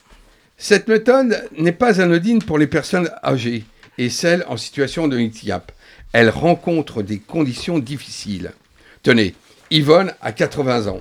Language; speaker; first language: French; native; French